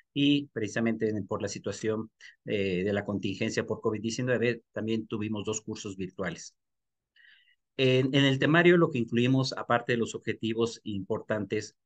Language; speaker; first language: Spanish; native; Spanish